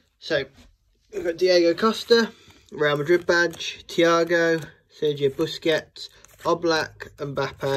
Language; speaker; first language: English; native; English